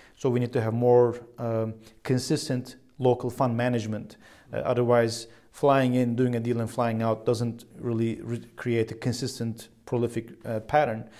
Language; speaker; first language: English; non-native, fluent; Turkish